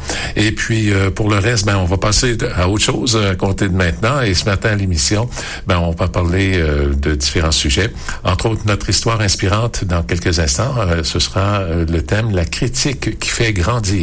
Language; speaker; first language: French; native; French